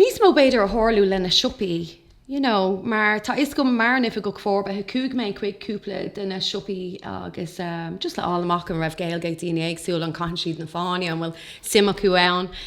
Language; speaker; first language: Irish; non-native, local second language; English